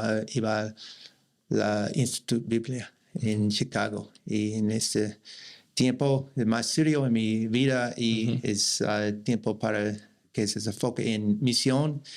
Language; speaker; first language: Spanish; non-native, learner; English